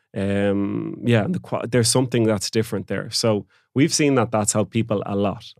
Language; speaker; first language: English; native; English